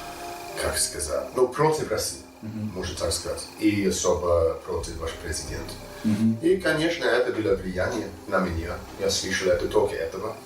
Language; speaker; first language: Russian; non-native, learner; English